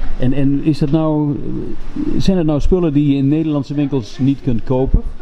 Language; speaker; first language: Dutch; native; Dutch